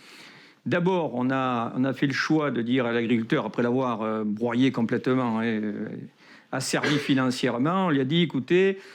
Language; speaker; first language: French; native; French